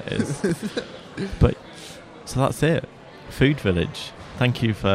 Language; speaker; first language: English; native; English